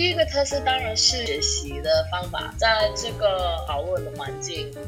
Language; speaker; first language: Chinese; non-native, fluent; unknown